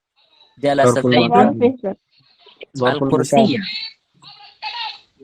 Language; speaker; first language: Arabic; non-native, fluent; Indonesian